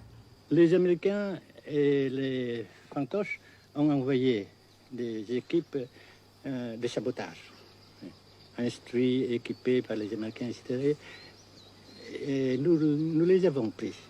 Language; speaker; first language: French; non-native, fluent; Vietnamese